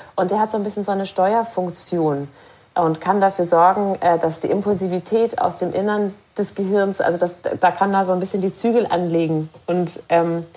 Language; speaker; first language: German; native; German